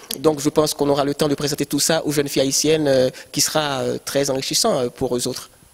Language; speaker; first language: French; non-native, local second language; Haitian Creole